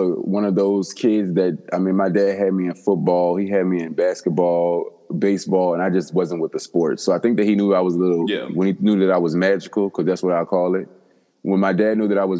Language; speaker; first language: English; native; English